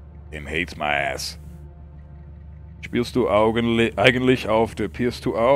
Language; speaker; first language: German; early bilingual, heritage; German